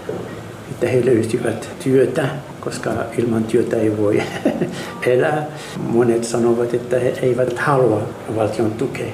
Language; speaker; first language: Finnish; non-native, fluent; Arabic